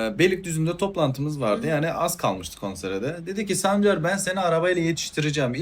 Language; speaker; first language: Turkish; non-native, fluent; Persian